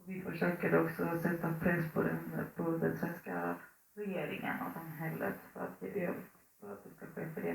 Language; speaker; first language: Swedish; early bilingual, other home language; Spanish